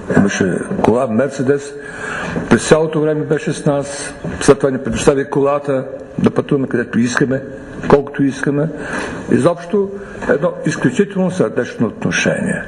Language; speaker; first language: Bulgarian; native; Bulgarian